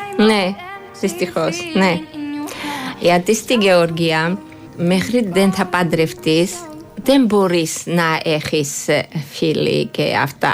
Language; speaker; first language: Greek; non-native, learner; Georgian